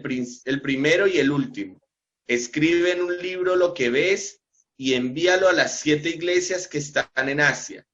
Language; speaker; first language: Spanish; native; Spanish